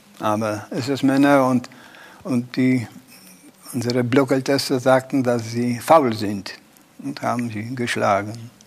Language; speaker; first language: German; non-native, learner; Polish